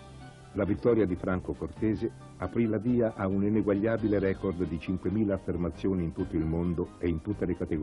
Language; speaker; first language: Italian; native; Italian